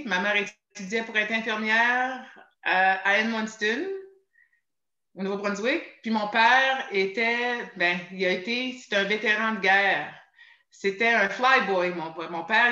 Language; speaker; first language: French; native; French